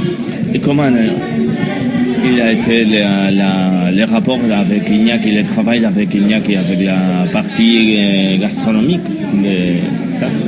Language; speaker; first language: French; non-native, learner; Spanish